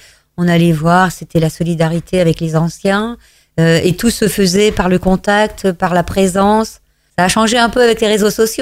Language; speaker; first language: French; native; French